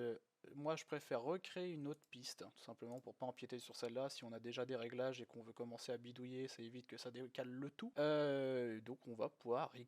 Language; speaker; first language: French; native; French